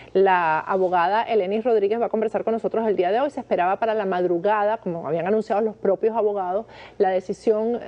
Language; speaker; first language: Spanish; native; Spanish